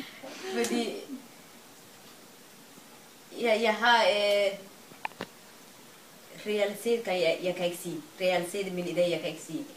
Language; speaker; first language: Danish; non-native, learner; Somali